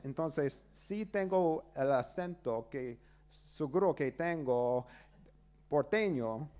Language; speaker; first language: Spanish; non-native, learner; English